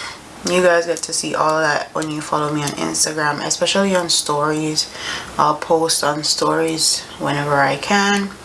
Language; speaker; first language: English; native; English